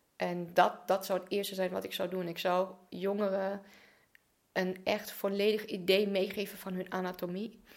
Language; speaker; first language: Dutch; non-native, fluent; German